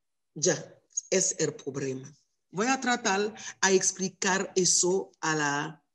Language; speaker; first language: Spanish; non-native, learner; Haitian Creole